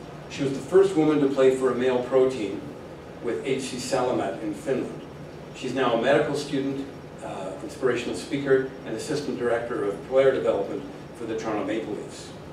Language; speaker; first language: English; native; English